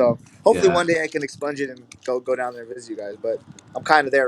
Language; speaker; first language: English; native; English